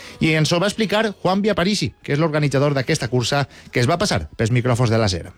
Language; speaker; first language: Catalan; native; Catalan